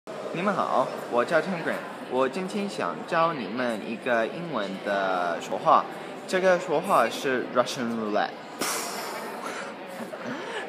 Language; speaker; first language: Chinese; non-native, learner; English